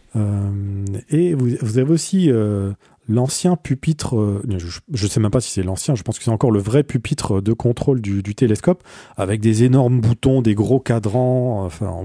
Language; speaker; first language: French; native; French